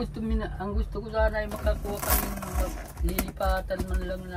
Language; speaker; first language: Filipino; native; Filipino